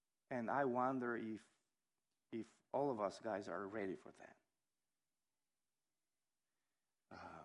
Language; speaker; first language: English; non-native, fluent; Romanian